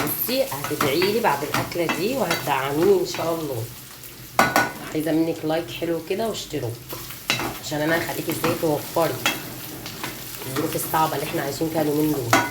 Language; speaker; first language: Arabic; native; Arabic